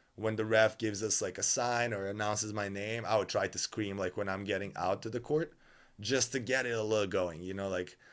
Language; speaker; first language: English; non-native, fluent; Serbian